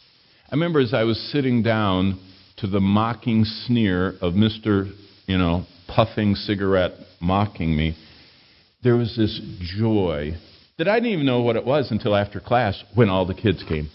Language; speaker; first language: English; native; English